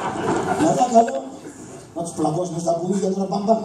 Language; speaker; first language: Greek; native; Greek